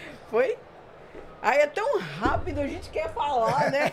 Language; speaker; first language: Portuguese; native; Portuguese